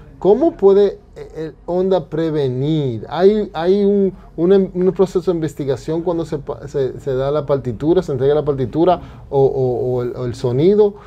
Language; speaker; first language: Spanish; non-native, fluent; English